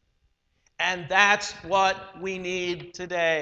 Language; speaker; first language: English; native; English